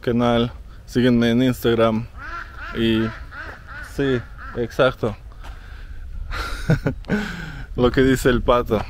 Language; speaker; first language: Spanish; non-native, fluent; Russian